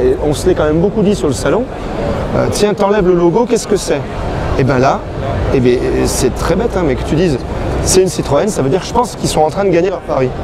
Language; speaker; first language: French; native; French